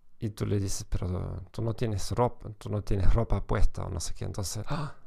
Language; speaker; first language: Spanish; non-native, fluent; German